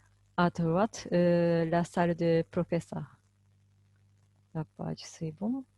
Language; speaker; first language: French; non-native, fluent; Japanese